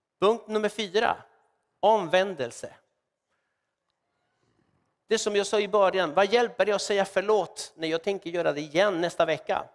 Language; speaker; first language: Swedish; non-native, fluent; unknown